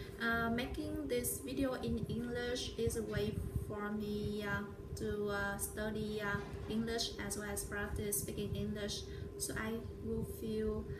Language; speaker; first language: English; non-native, learner; Vietnamese